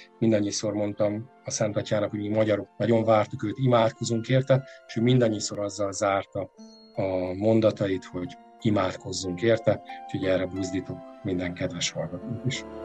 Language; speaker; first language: Hungarian; native; Hungarian